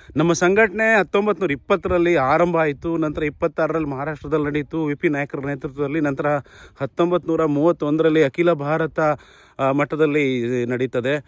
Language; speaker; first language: Kannada; non-native, local second language; Lambadi